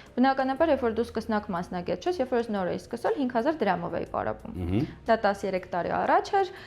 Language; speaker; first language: Armenian; early bilingual, other home language; Russian